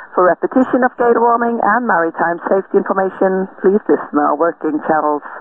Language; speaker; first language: English; non-native, fluent; Norwegian